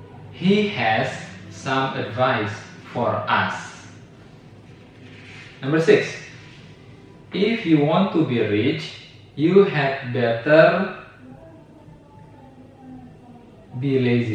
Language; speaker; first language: English; non-native, fluent; Indonesian